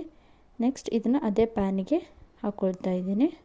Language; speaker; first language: Kannada; native; Kannada